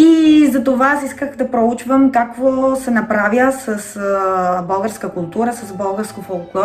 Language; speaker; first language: Bulgarian; non-native, learner; Spanish